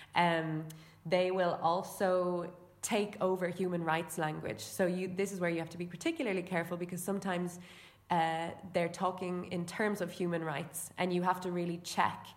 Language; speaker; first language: English; native; English